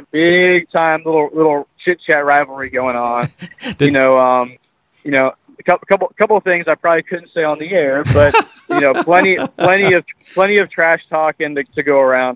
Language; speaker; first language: English; native; English